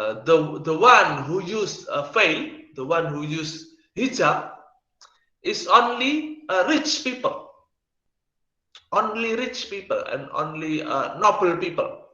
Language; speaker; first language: English; non-native, learner; Indonesian